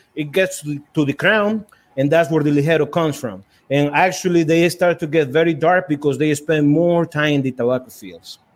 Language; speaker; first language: English; non-native, fluent; Spanish